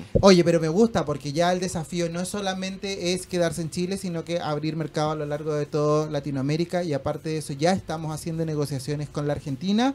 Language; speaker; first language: Spanish; native; Spanish